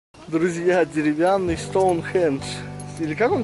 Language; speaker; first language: Russian; native; Russian